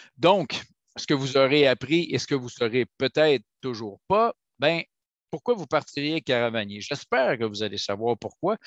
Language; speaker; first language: French; native; French